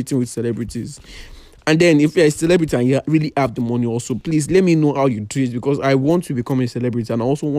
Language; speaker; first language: English; non-native, local second language; Yoruba